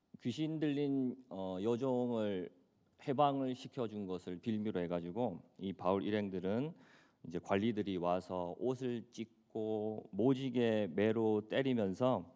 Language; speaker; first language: Korean; native; Korean